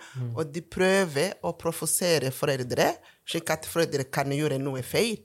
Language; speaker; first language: Norwegian; non-native, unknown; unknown